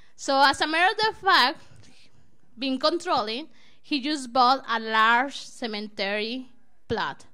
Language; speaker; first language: English; non-native, learner; Spanish